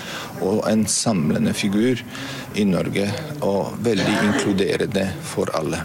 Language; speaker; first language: Norwegian; non-native, fluent; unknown